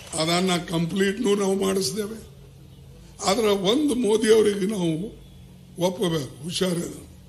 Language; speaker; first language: Kannada; native; Kannada